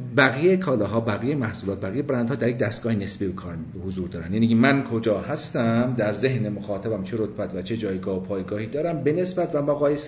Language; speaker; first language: Persian; early bilingual, other home language; English